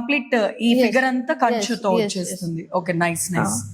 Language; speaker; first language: Telugu; native; Telugu